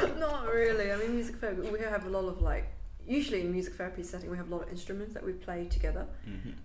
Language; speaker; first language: English; non-native, local second language; Cantonese